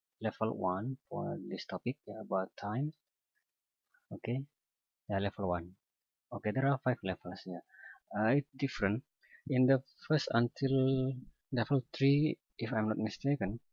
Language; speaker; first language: English; non-native, learner; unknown